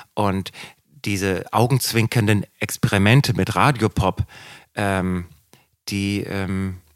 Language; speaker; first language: German; native; German